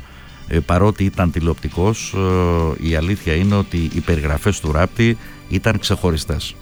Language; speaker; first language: Greek; native; Greek